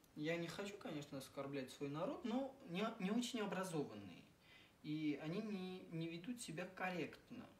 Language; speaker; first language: Russian; non-native, local second language; Armenian